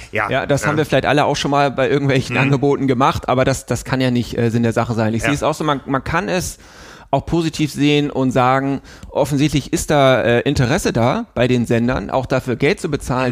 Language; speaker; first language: German; native; German